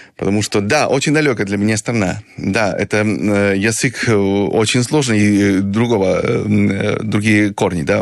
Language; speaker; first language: Russian; non-native, fluent; Spanish